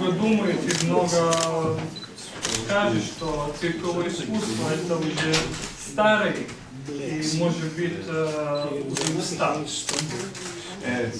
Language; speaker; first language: Russian; non-native, learner; Hungarian